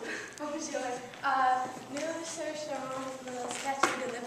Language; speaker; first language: French; non-native, learner; English